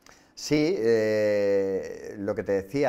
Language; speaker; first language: Spanish; native; Spanish